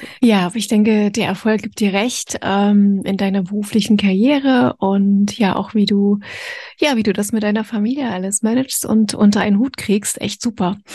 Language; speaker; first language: German; native; German